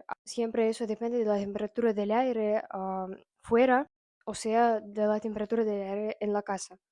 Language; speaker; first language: Spanish; non-native, fluent; Russian